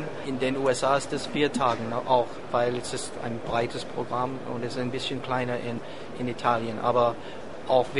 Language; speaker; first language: German; non-native, fluent; English